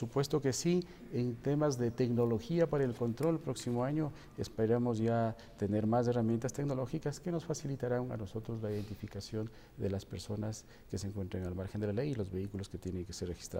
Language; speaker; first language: Spanish; native; Spanish